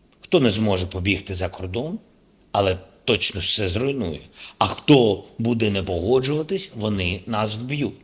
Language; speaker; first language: Ukrainian; non-native, local second language; Russian